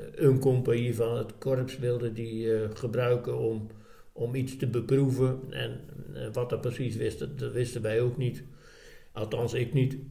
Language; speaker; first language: Dutch; native; Dutch